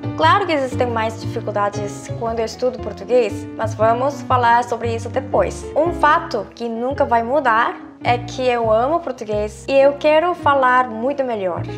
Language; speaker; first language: Portuguese; non-native, fluent; Korean